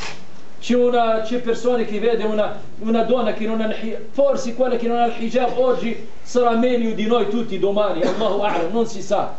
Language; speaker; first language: Italian; non-native, fluent; Arabic